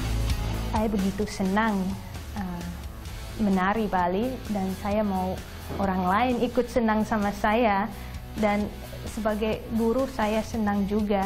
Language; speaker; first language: Indonesian; non-native, fluent; English